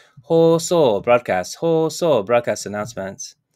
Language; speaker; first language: English; native; English